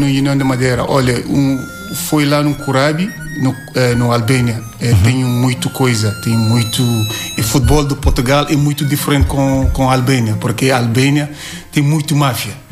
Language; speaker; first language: Portuguese; non-native, learner; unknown